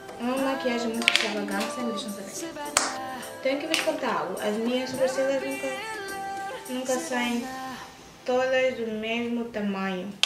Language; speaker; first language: Portuguese; early bilingual, heritage; English